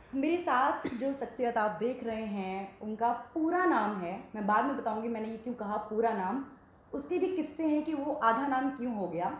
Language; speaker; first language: Hindi; native; Hindi